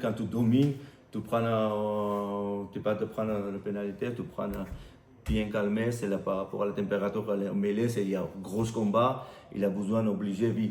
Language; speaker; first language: French; non-native, learner; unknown